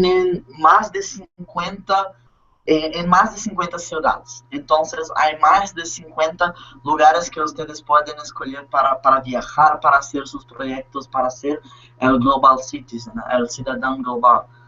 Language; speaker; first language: Spanish; non-native, learner; Portuguese